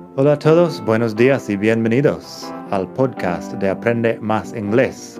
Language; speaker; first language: Spanish; non-native, fluent; English